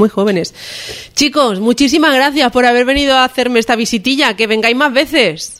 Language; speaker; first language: Spanish; native; Spanish